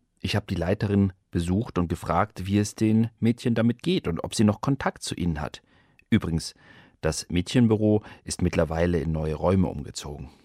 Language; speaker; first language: German; native; German